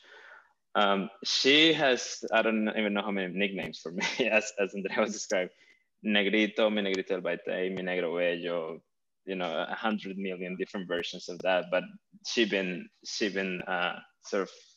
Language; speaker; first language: English; non-native, fluent; Spanish